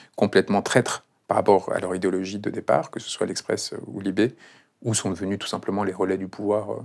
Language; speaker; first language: French; non-native, fluent; Spanish